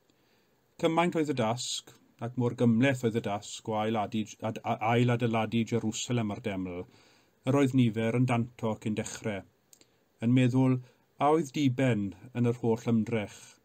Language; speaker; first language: Welsh; native; Welsh